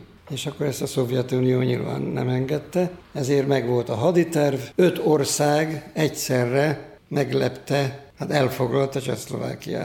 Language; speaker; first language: Hungarian; native; Hungarian